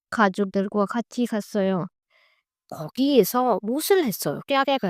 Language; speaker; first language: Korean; non-native, learner; Hindi